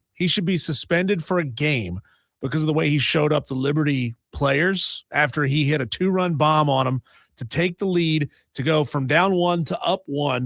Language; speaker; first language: English; native; English